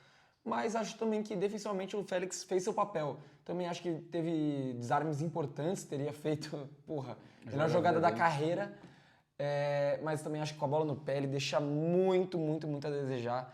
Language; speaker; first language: Portuguese; native; Portuguese